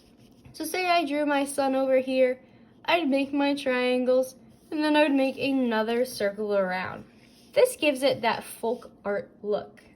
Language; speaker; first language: English; native; English